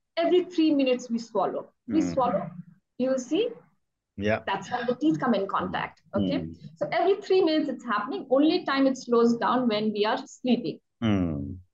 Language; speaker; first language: English; non-native, local second language; Hindi